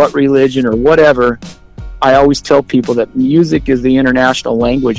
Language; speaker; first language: English; native; English